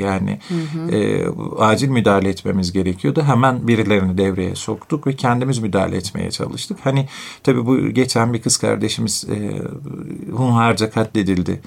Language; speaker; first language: Turkish; native; Turkish